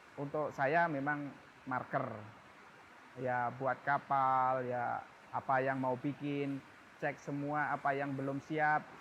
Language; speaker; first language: Malay; non-native, fluent; Indonesian